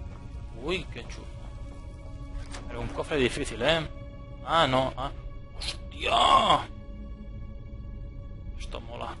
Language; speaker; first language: Spanish; native; Spanish